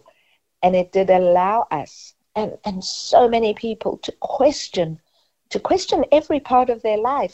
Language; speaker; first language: English; native; English